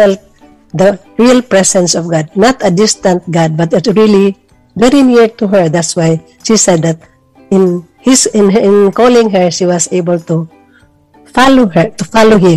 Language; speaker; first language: English; non-native, local second language; Cebuano